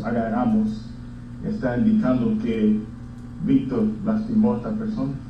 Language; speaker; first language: Spanish; non-native, fluent; English